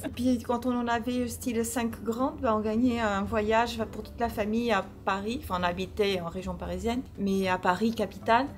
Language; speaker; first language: French; early bilingual, other home language; Portuguese